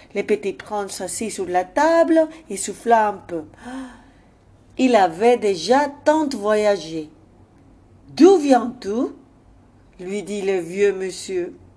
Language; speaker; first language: French; non-native, fluent; Spanish